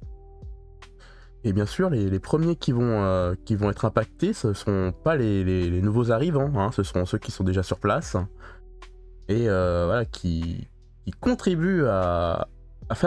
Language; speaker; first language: French; native; French